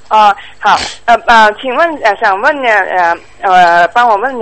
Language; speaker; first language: Chinese; native; Chinese